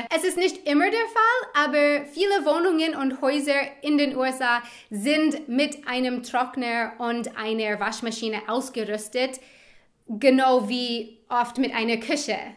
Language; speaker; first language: German; non-native, fluent; English